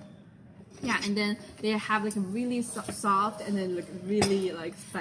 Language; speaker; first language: English; non-native, fluent; Chinese